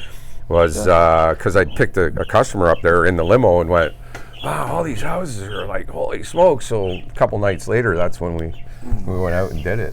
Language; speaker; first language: English; native; English